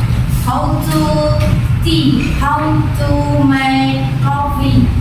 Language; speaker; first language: English; non-native, learner; Indonesian